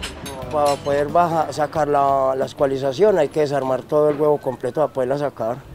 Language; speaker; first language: Spanish; native; Spanish